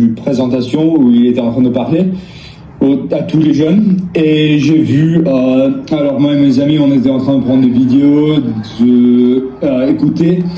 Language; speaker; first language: French; non-native, learner; English